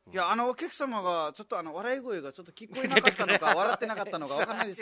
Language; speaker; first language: Japanese; non-native, fluent; Nepali